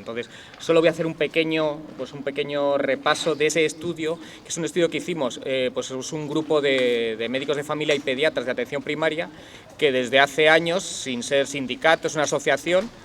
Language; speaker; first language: Spanish; native; Spanish